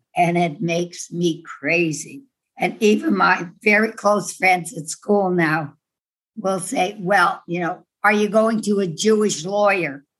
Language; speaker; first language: English; non-native, fluent; Dutch